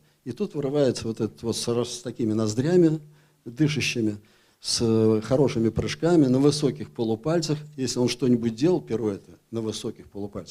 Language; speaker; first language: Russian; native; Russian